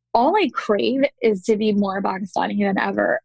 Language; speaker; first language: English; native; English